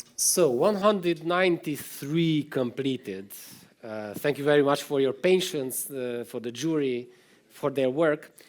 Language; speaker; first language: English; non-native, fluent; Romanian